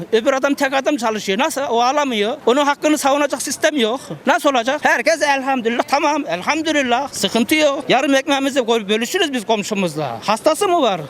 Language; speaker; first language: Turkish; native; Turkish